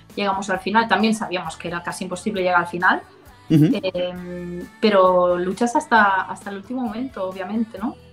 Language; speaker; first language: Spanish; non-native, fluent; Danish